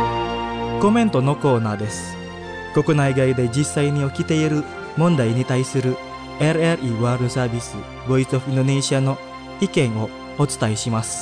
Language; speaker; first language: Japanese; non-native, fluent; Indonesian